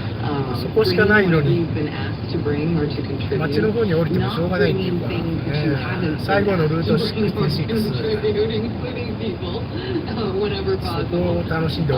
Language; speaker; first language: Japanese; native; Japanese